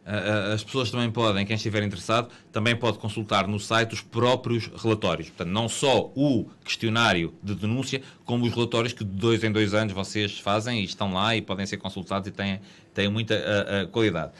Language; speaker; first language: Portuguese; native; Portuguese